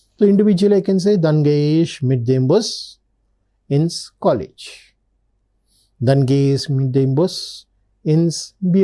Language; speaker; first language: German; non-native, fluent; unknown